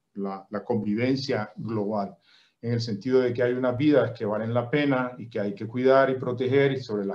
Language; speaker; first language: Spanish; native; Spanish